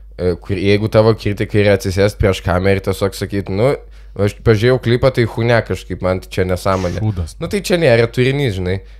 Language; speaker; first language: Lithuanian; non-native, local second language; Russian